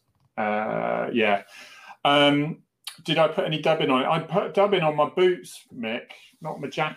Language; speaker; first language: English; native; English